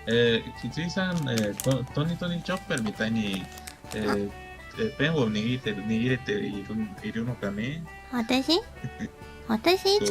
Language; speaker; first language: Japanese; non-native, learner; Spanish